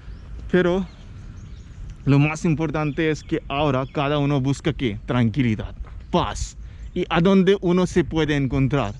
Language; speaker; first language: Spanish; non-native, fluent; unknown